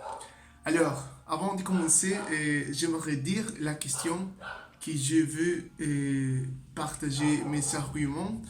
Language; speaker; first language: French; non-native, learner; Spanish